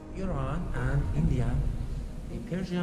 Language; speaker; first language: English; non-native, learner; Persian